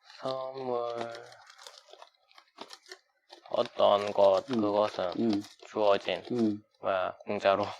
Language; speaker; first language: Korean; non-native, learner; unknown